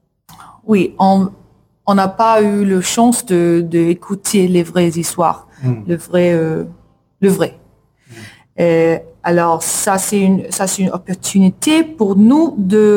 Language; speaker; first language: French; non-native, learner; English